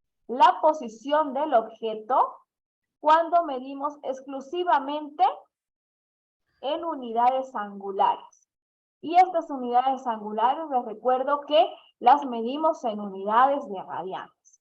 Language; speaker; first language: Spanish; native; Spanish